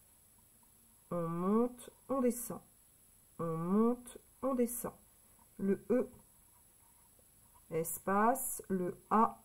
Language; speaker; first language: French; native; French